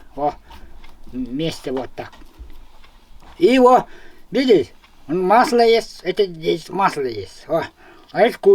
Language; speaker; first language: Russian; non-native, local second language; Yakut